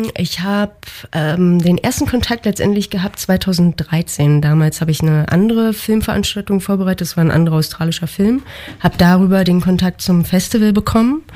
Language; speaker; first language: German; native; German